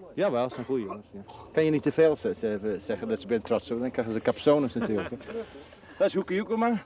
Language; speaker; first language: Dutch; non-native, fluent; English